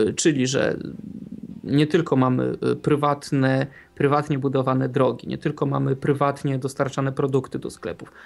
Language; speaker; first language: Polish; native; Polish